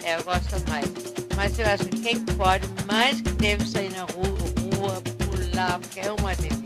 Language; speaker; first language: Portuguese; non-native, fluent; Danish